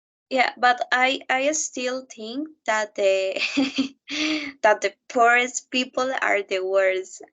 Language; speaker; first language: English; non-native, learner; Spanish